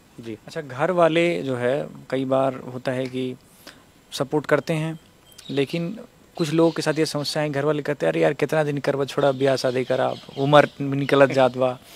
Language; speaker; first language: Hindi; native; Hindi